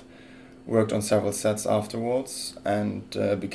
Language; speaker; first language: English; non-native, fluent; Luxembourgish